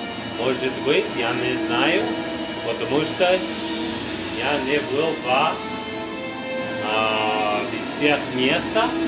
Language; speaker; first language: Russian; non-native, learner; English